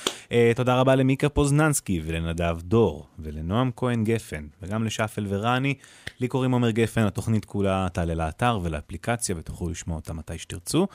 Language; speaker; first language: Hebrew; native; Hebrew